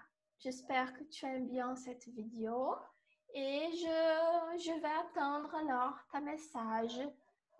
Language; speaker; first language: French; non-native, fluent; Portuguese